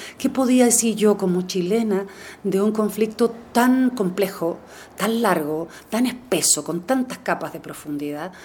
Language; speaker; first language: Spanish; native; Spanish